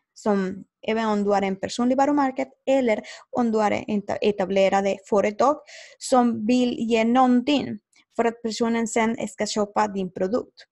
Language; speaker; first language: Swedish; non-native, learner; Spanish